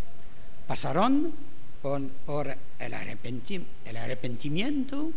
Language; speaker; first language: Spanish; non-native, fluent; French